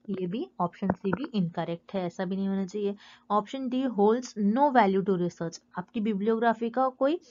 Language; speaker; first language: Hindi; native; Hindi